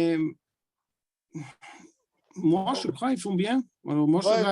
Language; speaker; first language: French; non-native, learner; German